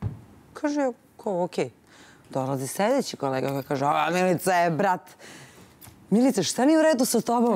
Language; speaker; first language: Serbian; native; Serbian